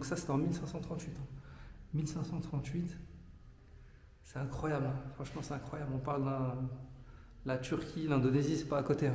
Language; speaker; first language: French; native; French